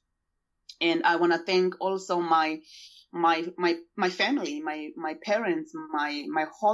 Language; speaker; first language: English; non-native, local second language; Shona